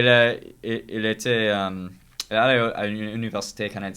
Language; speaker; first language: French; non-native, learner; English